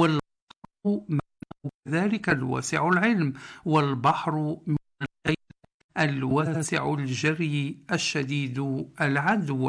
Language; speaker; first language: Arabic; native; Arabic